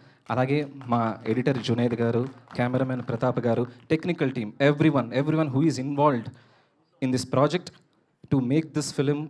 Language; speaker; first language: Telugu; native; Telugu